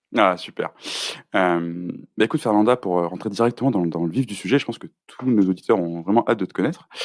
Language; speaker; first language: French; native; French